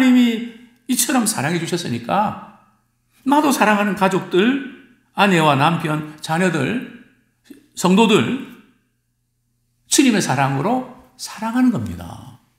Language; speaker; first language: Korean; native; Korean